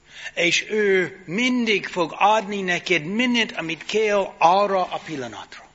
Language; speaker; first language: Hungarian; non-native, fluent; English